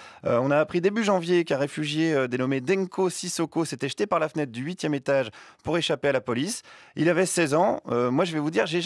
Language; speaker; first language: French; native; French